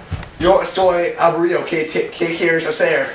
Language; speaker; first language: Spanish; non-native, learner; English